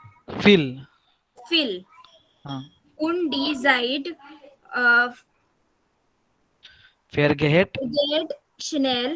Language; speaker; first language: German; non-native, learner; Marathi